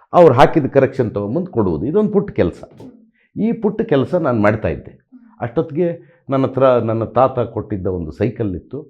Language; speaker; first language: Kannada; native; Kannada